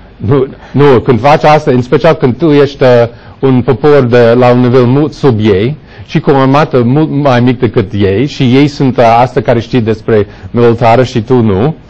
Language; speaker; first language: Romanian; non-native, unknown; English